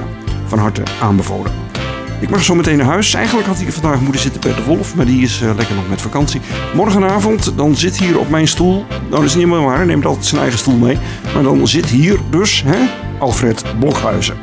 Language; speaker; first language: Dutch; native; Dutch